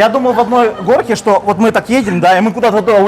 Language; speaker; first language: Russian; native; Russian